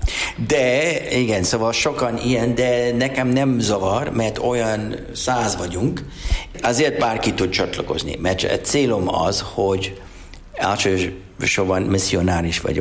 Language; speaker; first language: Hungarian; non-native, learner; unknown